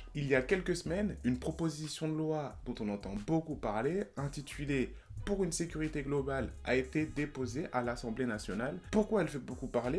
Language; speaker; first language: French; native; French